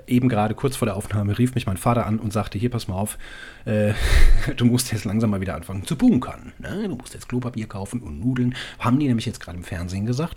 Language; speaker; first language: German; native; German